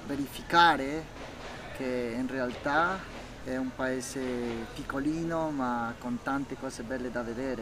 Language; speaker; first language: Italian; non-native, fluent; Spanish